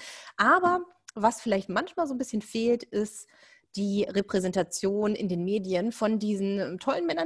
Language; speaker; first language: German; native; German